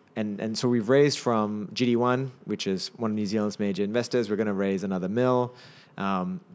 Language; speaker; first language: English; native; English